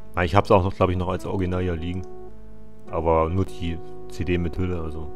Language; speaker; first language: German; native; German